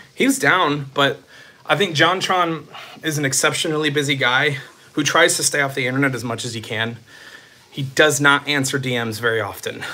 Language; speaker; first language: English; native; English